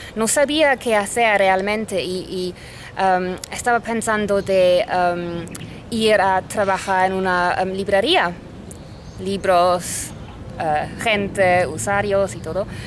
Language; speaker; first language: Spanish; non-native, fluent; German